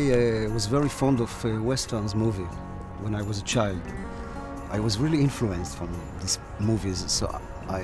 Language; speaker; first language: English; non-native, fluent; Hebrew